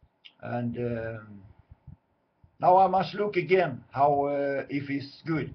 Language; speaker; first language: English; non-native, learner; Swedish